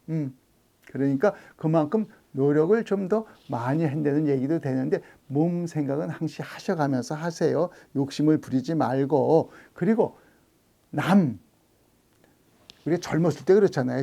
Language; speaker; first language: Korean; native; Korean